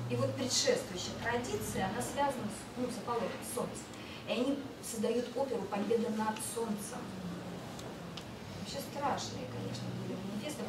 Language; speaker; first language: Russian; native; Russian